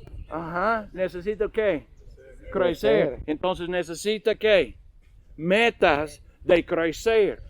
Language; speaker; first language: Spanish; non-native, learner; English